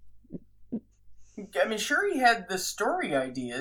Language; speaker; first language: English; native; English